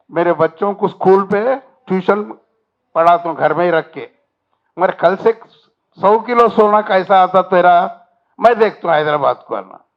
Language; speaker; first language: Hindi; non-native, local second language; Telugu